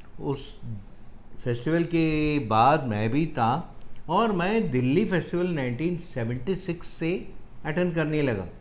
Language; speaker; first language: Hindi; non-native, local second language; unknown